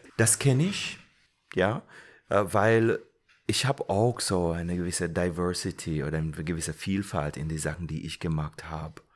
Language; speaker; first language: German; non-native, fluent; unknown